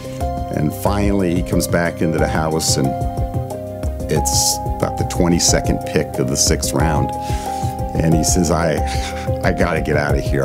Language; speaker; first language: English; native; English